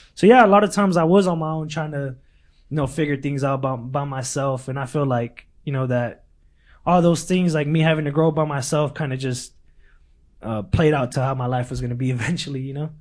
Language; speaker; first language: English; early bilingual, other home language; Spanish